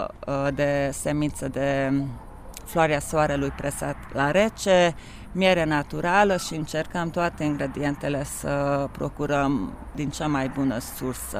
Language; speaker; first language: Romanian; non-native, local second language; Hungarian